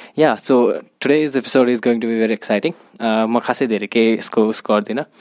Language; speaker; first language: Nepali; native; Nepali